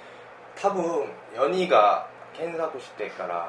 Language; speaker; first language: Japanese; non-native, fluent; Korean